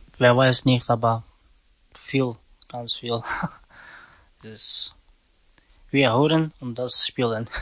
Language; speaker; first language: German; non-native, learner; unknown